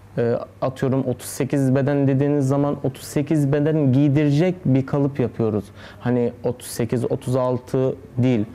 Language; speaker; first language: Turkish; non-native, fluent; Arabic